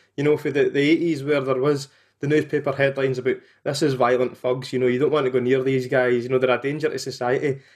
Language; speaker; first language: English; native; English